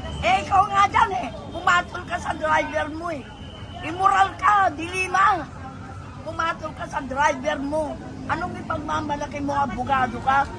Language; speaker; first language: Filipino; non-native, local second language; Iloko